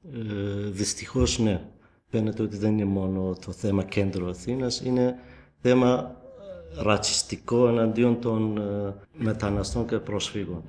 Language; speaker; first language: Greek; non-native, fluent; Kurdish